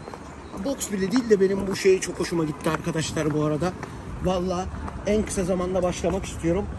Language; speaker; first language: Turkish; native; Turkish